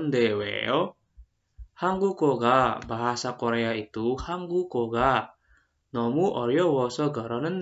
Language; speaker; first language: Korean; non-native, fluent; Indonesian